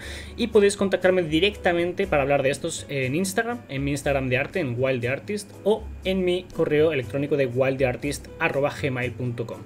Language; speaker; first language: Spanish; native; Spanish